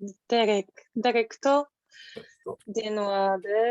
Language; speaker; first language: Japanese; non-native, learner; Polish